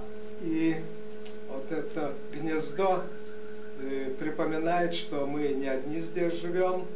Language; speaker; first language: Russian; non-native, local second language; Lithuanian